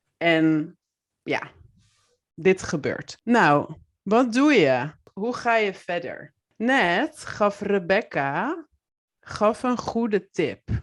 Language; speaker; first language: Dutch; native; Dutch